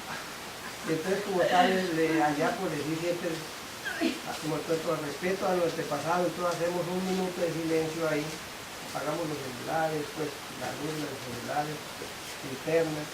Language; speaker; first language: Spanish; native; Spanish